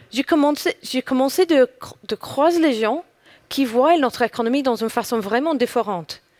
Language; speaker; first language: French; non-native, fluent; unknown